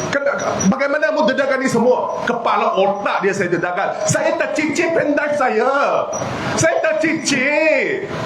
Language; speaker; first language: Malay; non-native, local second language; Chinese